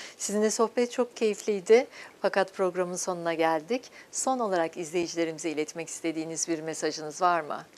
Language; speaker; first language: Turkish; native; Turkish